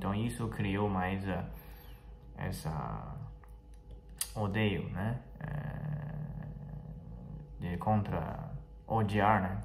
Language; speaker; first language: Portuguese; non-native, fluent; Chinese